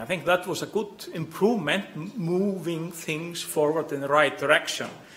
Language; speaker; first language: English; non-native, fluent; Icelandic